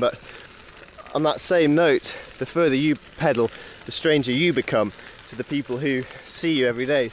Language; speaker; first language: English; native; English